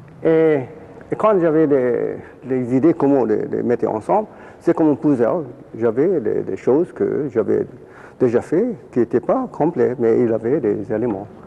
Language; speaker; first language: French; non-native, fluent; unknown